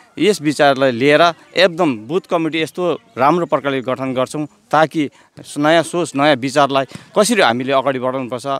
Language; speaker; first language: Nepali; native; Nepali